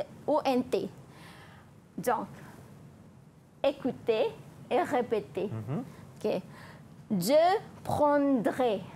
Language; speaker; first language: French; non-native, fluent; Malay